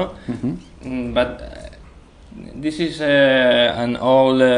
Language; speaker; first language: English; non-native, learner; Spanish